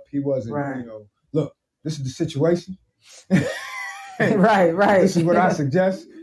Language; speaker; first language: English; native; English